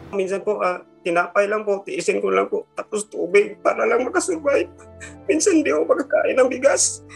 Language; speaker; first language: Filipino; non-native, local second language; Cebuano